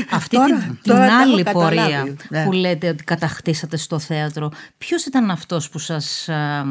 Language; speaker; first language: Greek; native; Greek